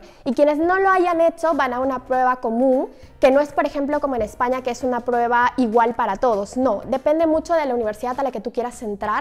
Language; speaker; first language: Spanish; native; Spanish